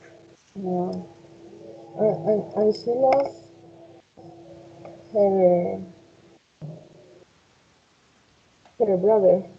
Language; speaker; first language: English; non-native, fluent; Spanish